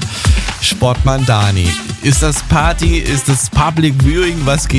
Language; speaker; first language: German; native; German